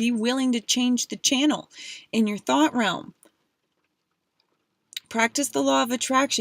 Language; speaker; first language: English; native; English